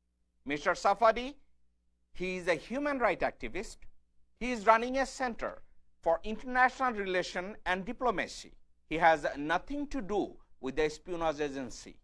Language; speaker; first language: English; non-native, fluent; Bangla